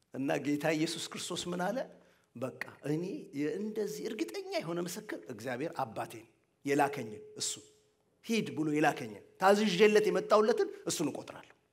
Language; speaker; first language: Amharic; native; Amharic